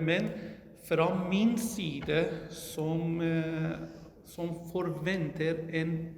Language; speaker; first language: Norwegian; non-native, learner; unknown